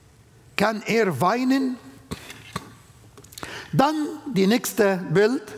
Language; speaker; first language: German; non-native, fluent; Arabic